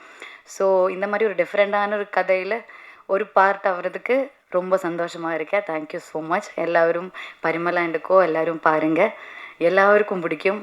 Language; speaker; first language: Tamil; non-native, learner; Malayalam